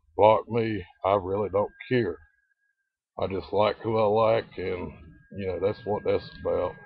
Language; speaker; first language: English; native; English